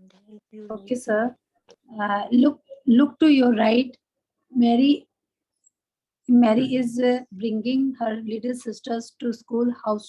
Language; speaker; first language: English; non-native, learner; Hindi